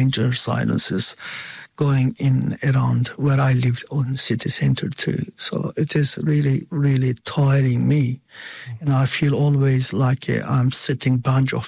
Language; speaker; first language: English; non-native, fluent; Turkish